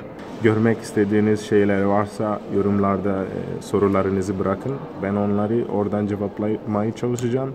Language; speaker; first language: Turkish; non-native, fluent; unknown